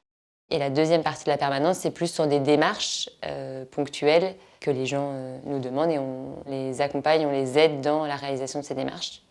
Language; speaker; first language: French; native; French